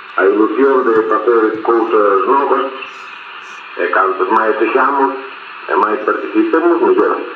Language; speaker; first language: Galician; native; Galician